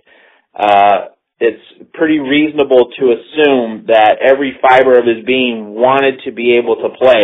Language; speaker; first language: English; native; English